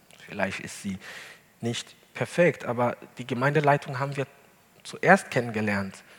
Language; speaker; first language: German; non-native, fluent; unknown